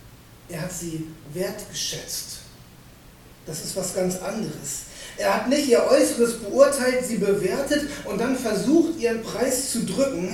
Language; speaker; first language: German; native; German